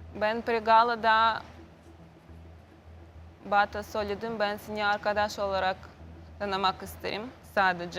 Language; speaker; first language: Turkish; non-native, learner; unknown